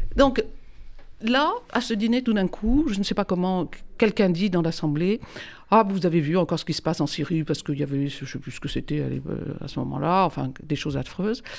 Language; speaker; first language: French; native; French